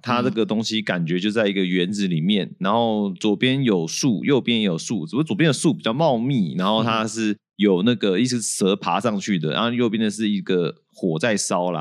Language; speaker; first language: Chinese; native; Chinese